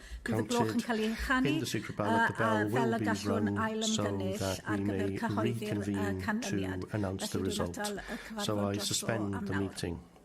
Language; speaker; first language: Welsh; native; Welsh